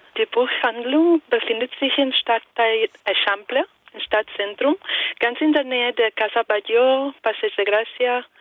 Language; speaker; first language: German; non-native, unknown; Italian